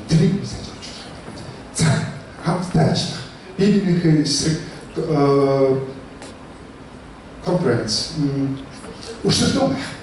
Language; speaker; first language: Mongolian; early bilingual, heritage; Mongolian